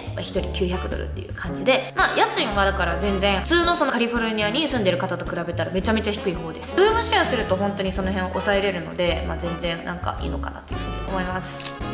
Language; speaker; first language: Japanese; early bilingual, other home language; Chinese